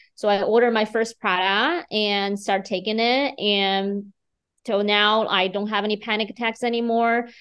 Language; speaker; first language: English; non-native, fluent; Chinese